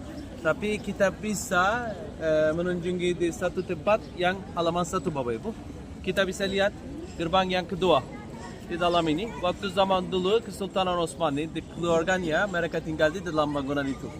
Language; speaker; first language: Indonesian; non-native, fluent; Turkish